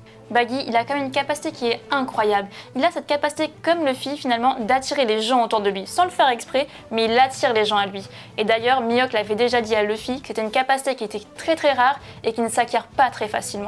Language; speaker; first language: French; native; French